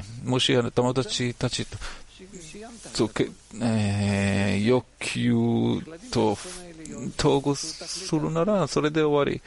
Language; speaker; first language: Japanese; non-native, learner; Hebrew